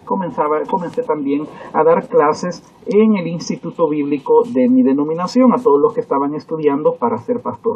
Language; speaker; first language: Spanish; native; Spanish